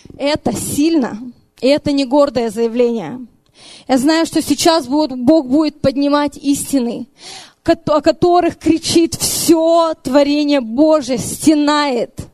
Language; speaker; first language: Russian; early bilingual, heritage; Russian